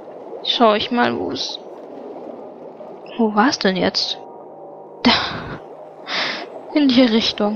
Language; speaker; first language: German; native; German